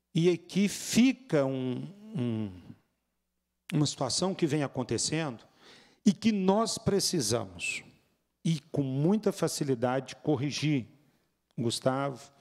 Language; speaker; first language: Portuguese; native; Portuguese